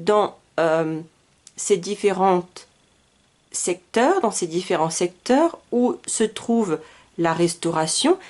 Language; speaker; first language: French; native; French